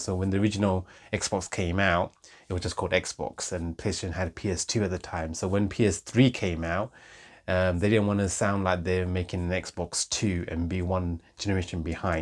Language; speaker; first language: English; native; English